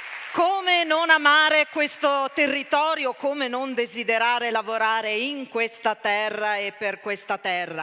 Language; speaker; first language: Italian; native; Italian